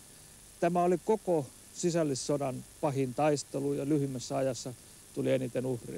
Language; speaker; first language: Finnish; native; Finnish